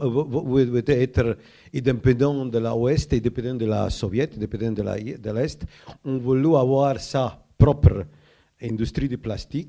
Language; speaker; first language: French; non-native, learner; Croatian